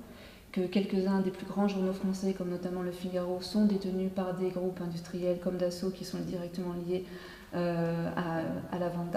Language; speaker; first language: French; native; French